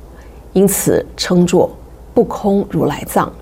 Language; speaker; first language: Chinese; native; Chinese